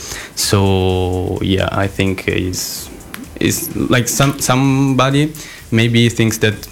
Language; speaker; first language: English; non-native, learner; Italian